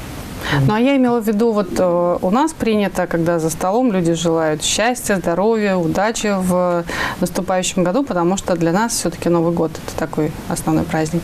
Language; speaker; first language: Russian; native; Russian